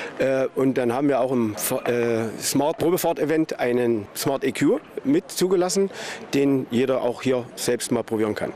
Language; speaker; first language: German; native; German